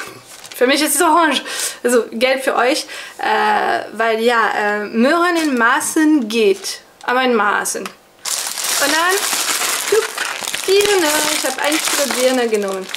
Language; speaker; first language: German; non-native, fluent; French